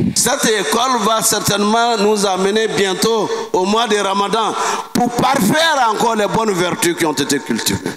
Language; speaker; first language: French; non-native, local second language; Dyula